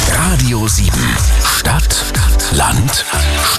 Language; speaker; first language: German; native; German